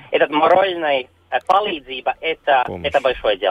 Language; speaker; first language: Russian; non-native, local second language; Latvian